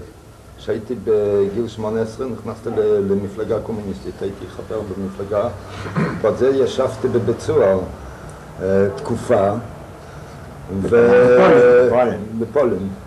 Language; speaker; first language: Hebrew; non-native, fluent; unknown